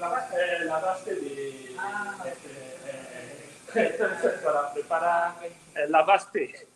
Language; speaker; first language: Spanish; non-native, learner; Igbo